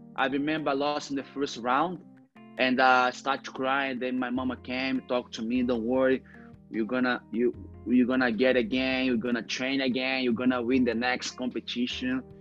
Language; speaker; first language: English; non-native, learner; Portuguese